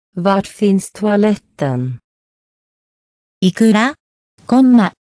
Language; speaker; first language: Japanese; native; Japanese